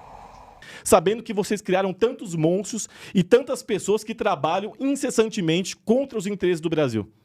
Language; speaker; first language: Portuguese; native; Portuguese